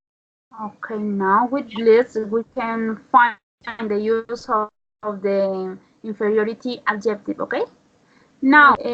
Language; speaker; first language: English; non-native, learner; Spanish